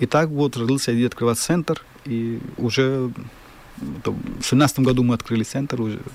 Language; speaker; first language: Russian; non-native, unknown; Hindi